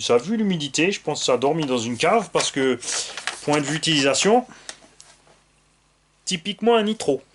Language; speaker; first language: French; native; French